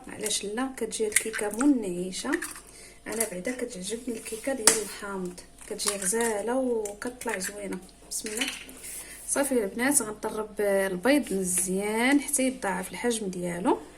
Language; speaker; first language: Arabic; native; Arabic